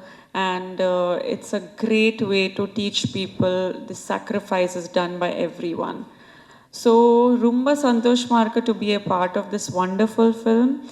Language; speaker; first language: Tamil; non-native, fluent; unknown